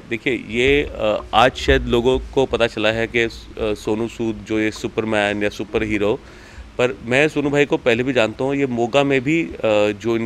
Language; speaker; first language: Hindi; native; Hindi